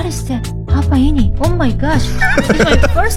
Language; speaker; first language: English; non-native, learner; Korean